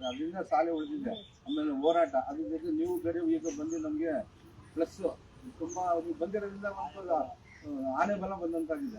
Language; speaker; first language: Kannada; native; Kannada